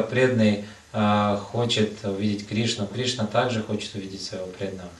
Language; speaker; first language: Russian; native; Russian